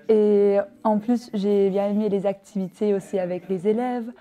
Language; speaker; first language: French; non-native, fluent; German